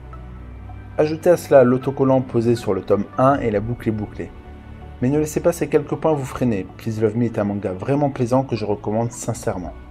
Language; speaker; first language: French; native; French